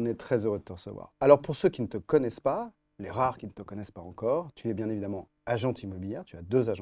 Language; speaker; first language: French; native; French